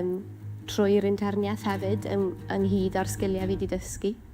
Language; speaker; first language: Welsh; native; Welsh